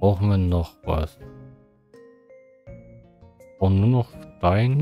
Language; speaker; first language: German; native; German